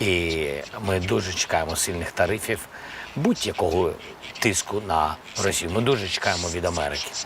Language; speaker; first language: Ukrainian; non-native, local second language; Russian